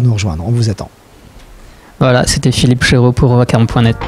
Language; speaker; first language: French; native; French